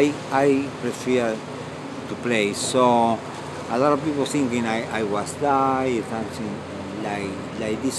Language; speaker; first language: English; non-native, fluent; Spanish